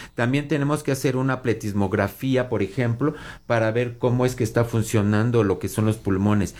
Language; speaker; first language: Spanish; native; Spanish